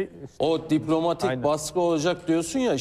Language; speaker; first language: Turkish; native; Turkish